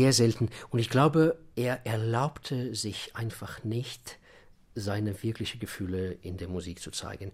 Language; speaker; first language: German; non-native, fluent; Russian